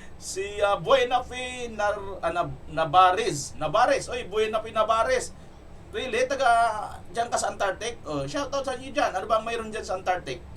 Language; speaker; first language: Filipino; non-native, local second language; Cebuano